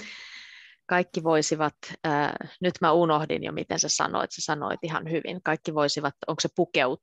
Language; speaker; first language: Finnish; native; Finnish